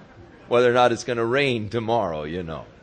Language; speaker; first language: English; native; English